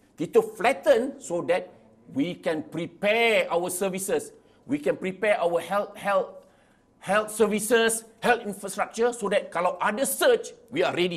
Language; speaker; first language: English; non-native, local second language; Malay